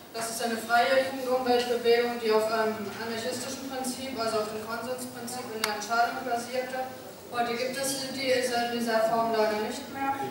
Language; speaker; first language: German; native; German